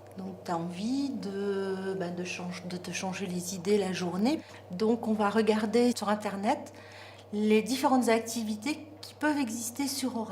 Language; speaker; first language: French; native; French